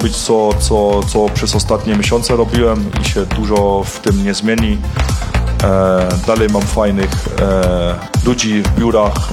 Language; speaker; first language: Polish; early bilingual, heritage; German